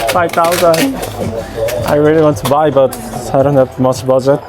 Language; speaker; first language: English; non-native, learner; Korean